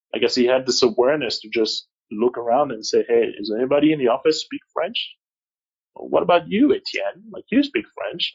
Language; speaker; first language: English; non-native, fluent; French